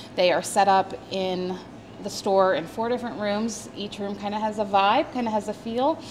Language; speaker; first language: English; native; English